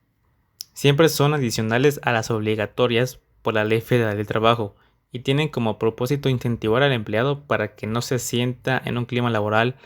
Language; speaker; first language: Spanish; native; Spanish